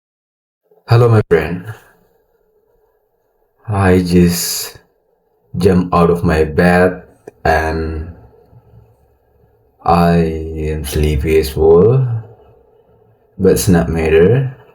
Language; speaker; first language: English; non-native, learner; Indonesian